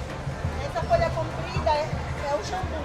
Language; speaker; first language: Portuguese; native; Portuguese